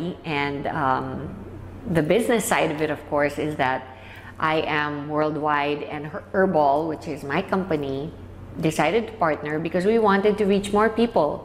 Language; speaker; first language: English; non-native, local second language; Filipino